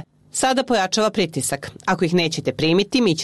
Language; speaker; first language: Serbian; native; Serbian